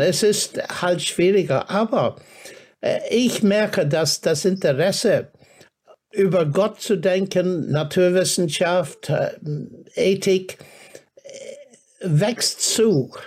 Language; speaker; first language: German; non-native, fluent; English